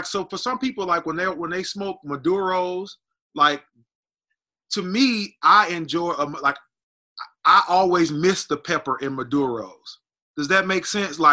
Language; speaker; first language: English; native; English